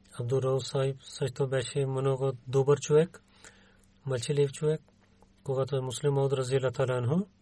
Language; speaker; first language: Bulgarian; non-native, learner; Urdu